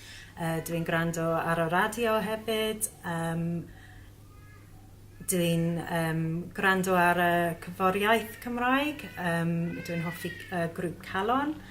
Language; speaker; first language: Welsh; non-native, learner; English